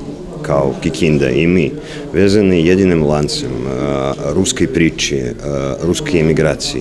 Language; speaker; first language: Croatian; non-native, learner; Russian